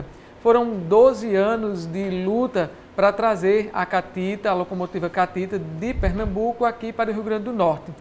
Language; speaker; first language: Portuguese; native; Portuguese